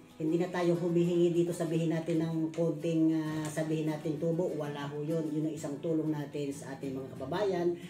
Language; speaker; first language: Filipino; native; Filipino